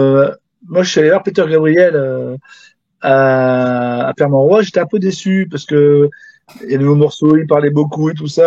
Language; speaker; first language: French; native; French